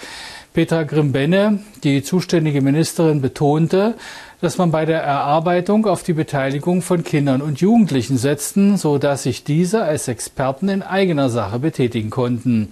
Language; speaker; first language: German; native; German